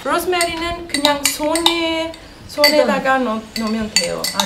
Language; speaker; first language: Korean; non-native, learner; Italian